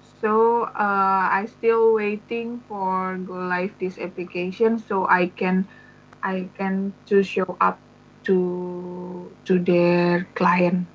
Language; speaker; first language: English; non-native, learner; Indonesian